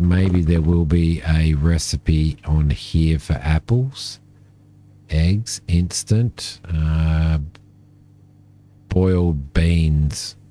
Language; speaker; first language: English; native; English